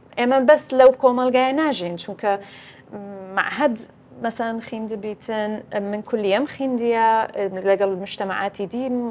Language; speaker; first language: Central Kurdish; non-native, local second language; Assyrian Neo-Aramaic